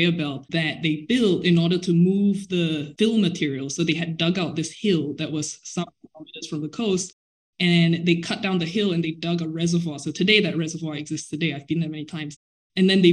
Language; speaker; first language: English; native; English